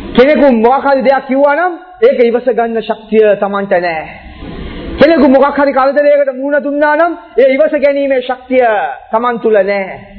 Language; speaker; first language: Sinhala; non-native, local second language; Tamil